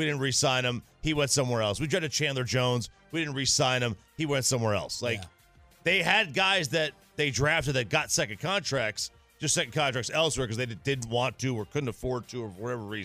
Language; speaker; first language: English; native; English